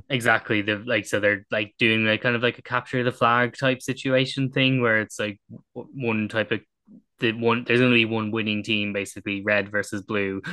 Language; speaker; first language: English; native; English